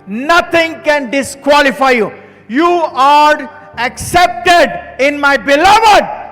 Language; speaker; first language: English; non-native, local second language; Telugu